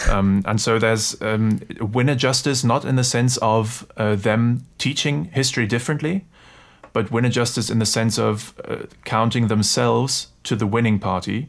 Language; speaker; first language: English; non-native, fluent; German